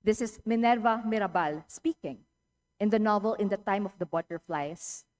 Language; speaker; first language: English; non-native, local second language; Filipino